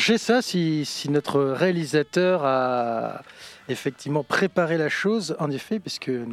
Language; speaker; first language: French; native; French